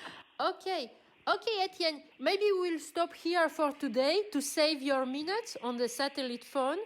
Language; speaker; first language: English; non-native, fluent; French